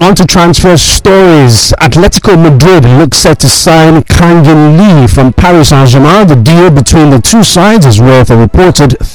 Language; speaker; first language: English; non-native, local second language; Igbo